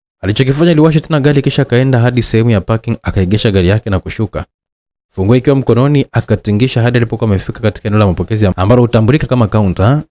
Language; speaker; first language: Swahili; native; Swahili